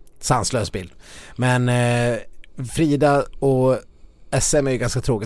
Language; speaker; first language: Swedish; native; Swedish